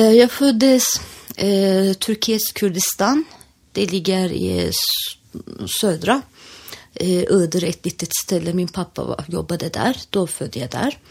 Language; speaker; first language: Swedish; non-native, fluent; Turkish